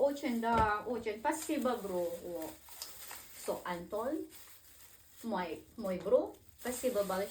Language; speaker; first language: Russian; non-native, learner; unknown